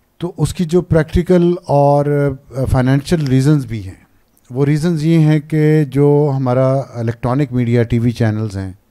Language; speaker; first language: Urdu; non-native, local second language; Punjabi